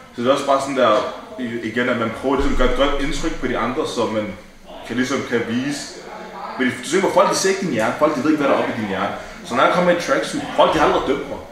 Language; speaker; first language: Danish; early bilingual, other home language; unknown